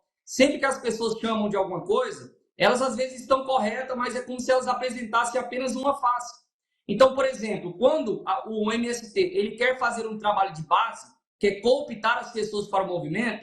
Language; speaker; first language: Portuguese; native; Portuguese